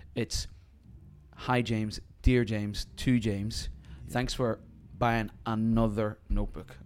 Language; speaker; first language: English; native; English